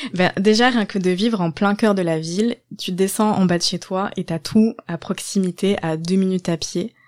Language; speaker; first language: French; native; French